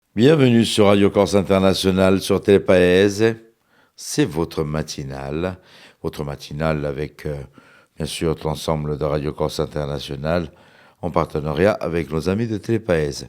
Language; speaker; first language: French; native; French